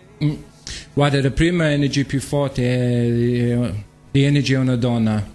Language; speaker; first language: Italian; non-native, learner; English